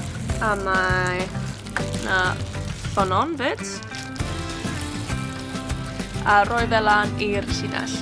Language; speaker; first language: Welsh; non-native, local second language; English